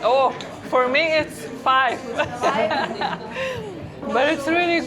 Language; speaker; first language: English; non-native, fluent; Polish